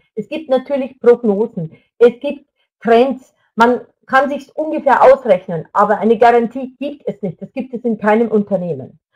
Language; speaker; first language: German; native; German